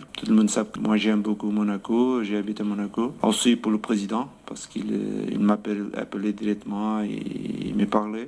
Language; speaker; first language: French; non-native, fluent; Portuguese